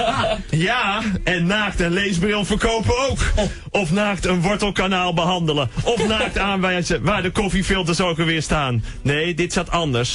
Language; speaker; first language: Dutch; native; Dutch